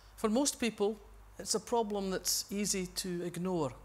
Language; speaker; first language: English; native; English